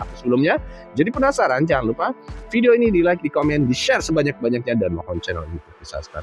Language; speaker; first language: Indonesian; native; Indonesian